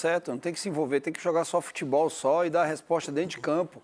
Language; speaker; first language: Portuguese; native; Portuguese